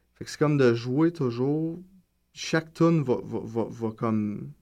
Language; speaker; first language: French; native; French